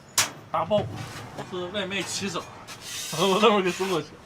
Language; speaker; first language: Chinese; native; Chinese